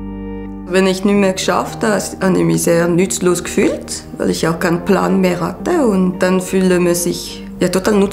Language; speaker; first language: German; non-native, local second language; French